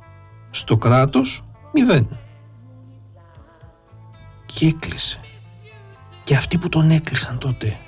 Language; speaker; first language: Greek; native; Greek